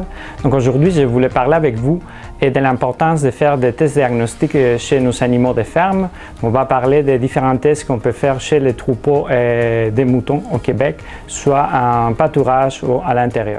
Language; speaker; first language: French; non-native, fluent; Spanish